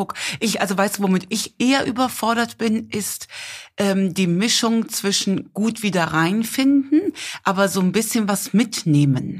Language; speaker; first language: German; native; German